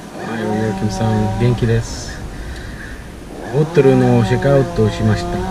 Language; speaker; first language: Japanese; non-native, learner; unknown